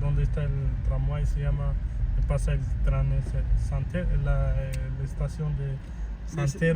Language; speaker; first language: Spanish; non-native, fluent; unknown